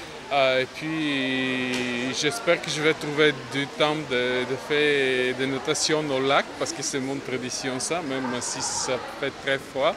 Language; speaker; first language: French; non-native, fluent; Bulgarian